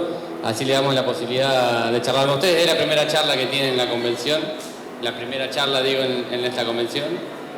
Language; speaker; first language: Spanish; native; Spanish